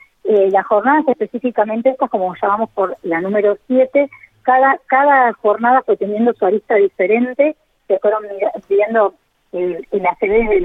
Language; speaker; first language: Spanish; native; Spanish